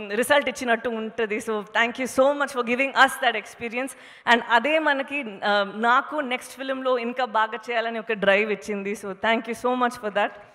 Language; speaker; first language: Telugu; non-native, fluent; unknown